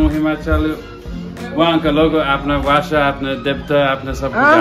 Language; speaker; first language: Hindi; non-native, learner; English